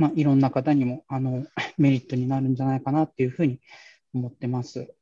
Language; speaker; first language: Japanese; native; Japanese